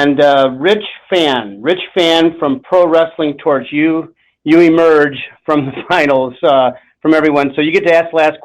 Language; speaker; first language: English; native; English